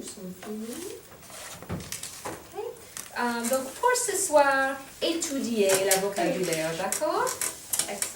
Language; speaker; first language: French; non-native, fluent; English